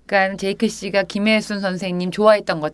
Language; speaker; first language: Korean; native; Korean